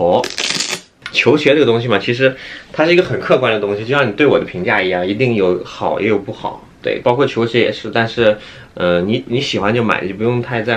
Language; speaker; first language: Chinese; native; Chinese